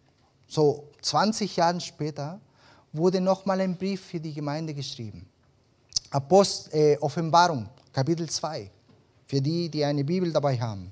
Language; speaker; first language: German; early bilingual, other home language; Spanish